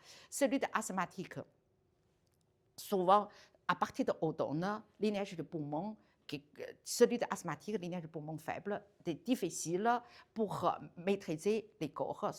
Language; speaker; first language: French; non-native, learner; Chinese